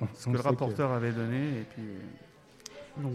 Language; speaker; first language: French; native; French